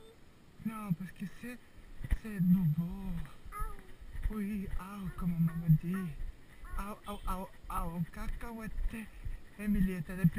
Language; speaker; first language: French; non-native, learner; Spanish